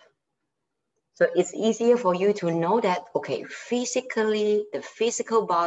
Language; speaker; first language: English; non-native, local second language; Chinese